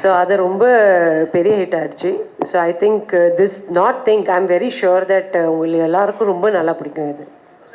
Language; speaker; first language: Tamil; non-native, fluent; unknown